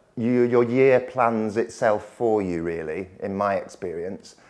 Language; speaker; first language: English; native; English